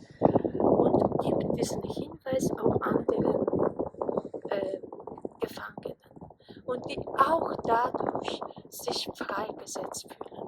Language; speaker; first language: German; non-native, fluent; Polish